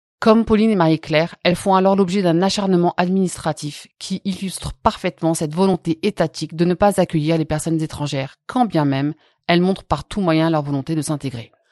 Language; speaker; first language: French; native; French